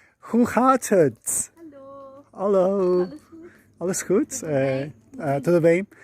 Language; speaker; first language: Dutch; non-native, learner; Turkish